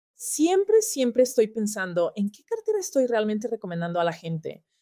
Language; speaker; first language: Spanish; non-native, fluent; German